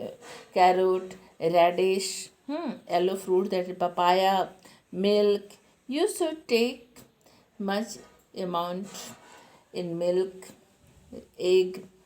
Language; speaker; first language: English; non-native, local second language; Hindi